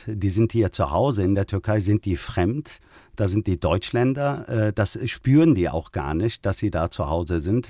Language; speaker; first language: German; early bilingual, other home language; Turkish